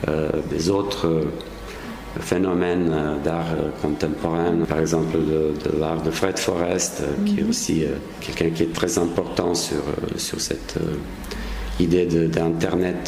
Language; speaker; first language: French; non-native, fluent; Serbian